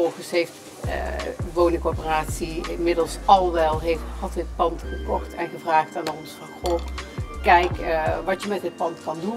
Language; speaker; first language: Dutch; native; Dutch